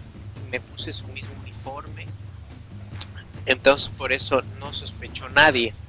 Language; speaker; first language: Spanish; native; Spanish